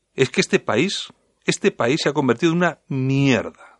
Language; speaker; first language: Spanish; native; Spanish